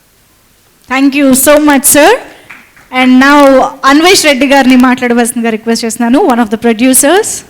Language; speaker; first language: Telugu; native; Telugu